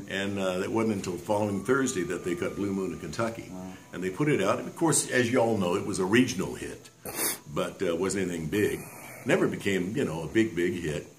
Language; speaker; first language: English; native; English